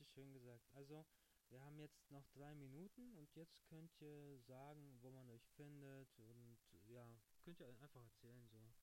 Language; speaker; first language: German; early bilingual, other home language; Russian